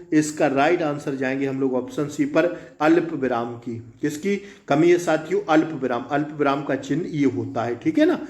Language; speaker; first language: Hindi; native; Hindi